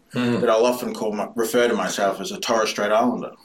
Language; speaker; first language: English; native; English